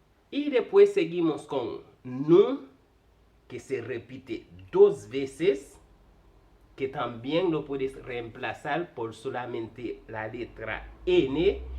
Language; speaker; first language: Spanish; non-native, fluent; Haitian Creole